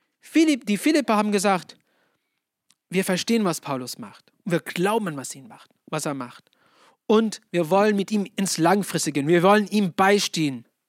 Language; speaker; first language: German; non-native, fluent; English